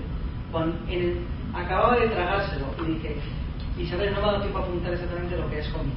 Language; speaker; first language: Spanish; native; Spanish